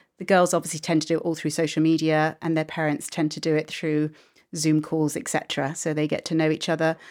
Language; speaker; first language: English; native; English